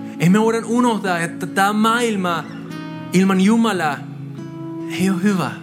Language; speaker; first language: Finnish; non-native, fluent; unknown